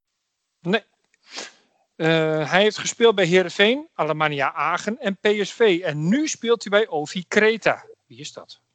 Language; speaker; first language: Dutch; native; Dutch